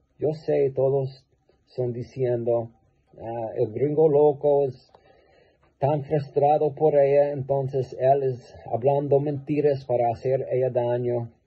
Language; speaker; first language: Spanish; non-native, learner; English